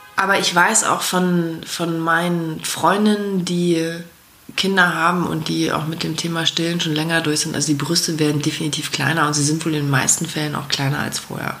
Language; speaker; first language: German; native; German